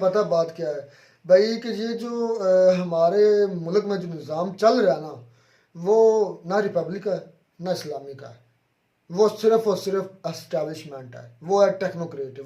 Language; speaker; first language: Urdu; non-native, local second language; Kashmiri